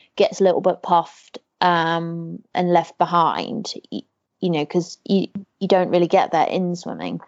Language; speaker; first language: English; native; English